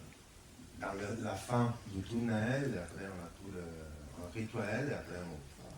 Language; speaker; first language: French; non-native, fluent; Italian